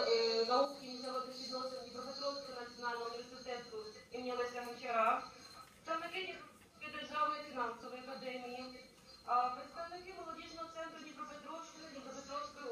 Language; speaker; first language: Ukrainian; native; Ukrainian